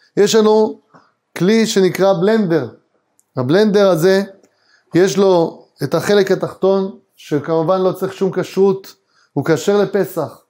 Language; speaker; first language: Hebrew; native; Hebrew